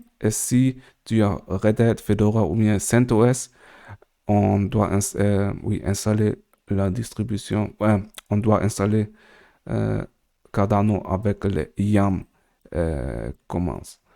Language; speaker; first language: French; non-native, learner; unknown